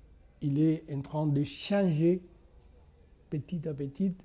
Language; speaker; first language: French; non-native, fluent; Spanish